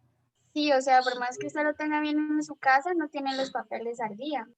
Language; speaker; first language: Spanish; native; Spanish